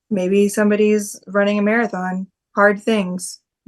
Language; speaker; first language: English; native; English